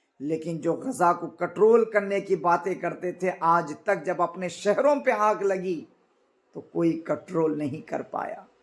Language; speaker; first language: Urdu; native; Urdu